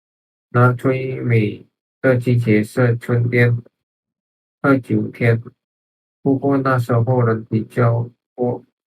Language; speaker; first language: Chinese; non-native, learner; Indonesian